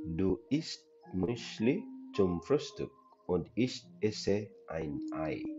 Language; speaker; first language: German; non-native, learner; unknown